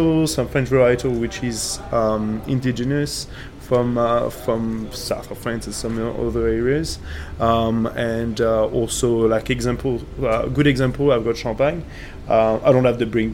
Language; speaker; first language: English; non-native, fluent; French